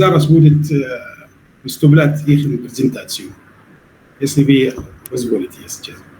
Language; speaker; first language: Ukrainian; non-native, learner; Arabic